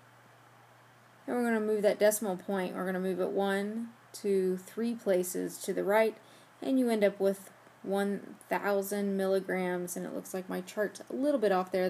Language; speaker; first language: English; native; English